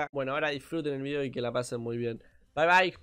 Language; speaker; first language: Spanish; native; Spanish